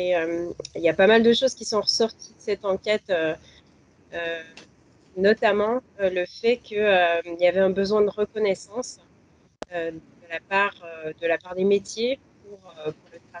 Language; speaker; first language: French; native; French